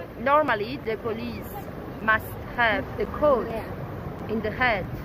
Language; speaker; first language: English; non-native, fluent; Italian